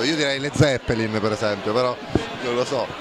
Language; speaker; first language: Italian; native; Italian